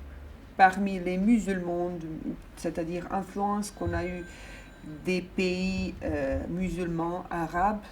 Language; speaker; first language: French; non-native, fluent; Bosnian